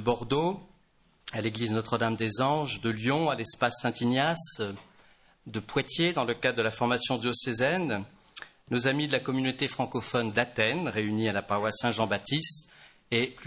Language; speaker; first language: French; native; French